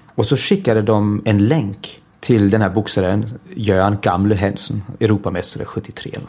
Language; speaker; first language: Swedish; early bilingual, heritage; Danish